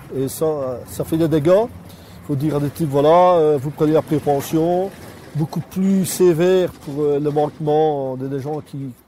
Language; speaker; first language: French; native; French